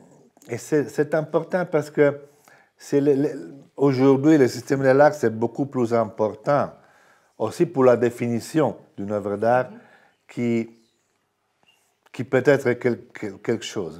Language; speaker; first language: French; non-native, fluent; Italian